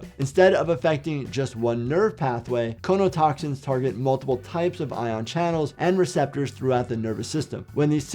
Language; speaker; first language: English; native; English